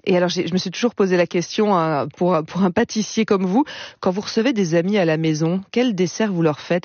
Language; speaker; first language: French; native; French